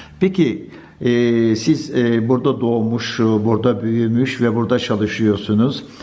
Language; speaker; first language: Turkish; native; Turkish